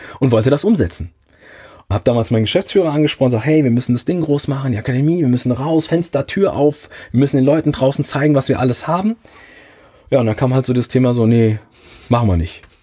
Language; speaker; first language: German; early bilingual, other home language; Italian